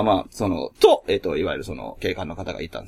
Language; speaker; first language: Japanese; native; Japanese